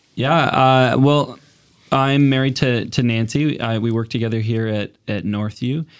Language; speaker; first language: English; native; English